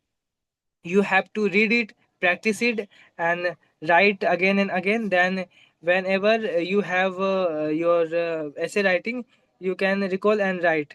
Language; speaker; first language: English; non-native, local second language; Hindi